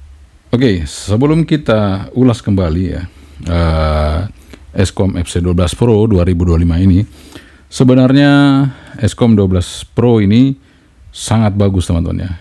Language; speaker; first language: Indonesian; native; Indonesian